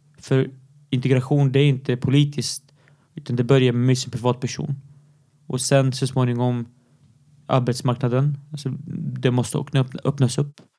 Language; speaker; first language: Swedish; early bilingual, other home language; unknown